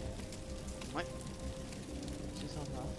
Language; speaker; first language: French; native; French